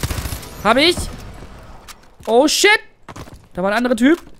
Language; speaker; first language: German; native; German